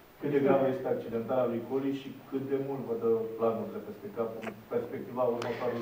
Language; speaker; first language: Romanian; native; Romanian